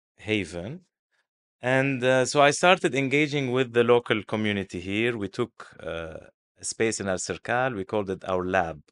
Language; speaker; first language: English; non-native, fluent; Arabic